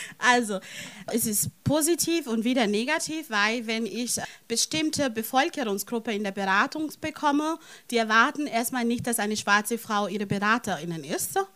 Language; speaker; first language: German; non-native, fluent; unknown